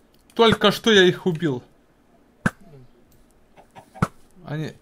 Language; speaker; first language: Russian; native; Russian